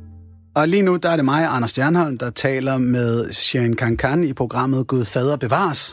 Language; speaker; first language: Danish; native; Danish